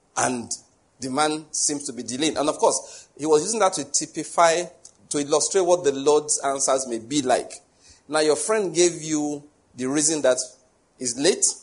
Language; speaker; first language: English; non-native, local second language; Yoruba